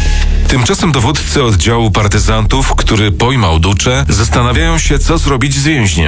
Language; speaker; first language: Polish; native; Polish